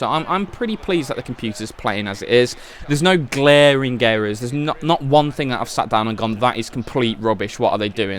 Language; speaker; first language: English; native; English